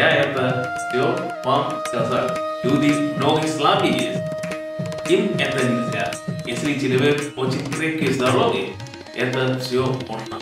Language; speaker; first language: Russian; non-native, fluent; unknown